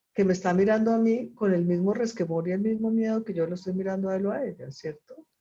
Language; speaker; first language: Spanish; native; Spanish